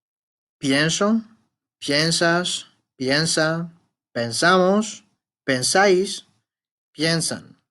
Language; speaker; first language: Spanish; non-native, fluent; Arabic